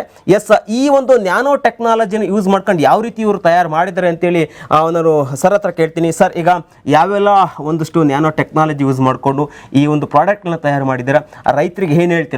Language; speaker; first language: Kannada; native; Kannada